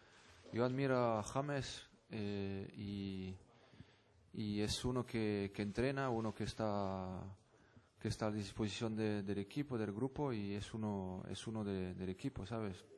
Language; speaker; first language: Spanish; non-native, fluent; French